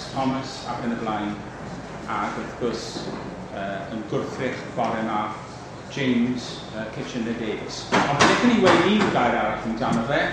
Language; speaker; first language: Welsh; native; Welsh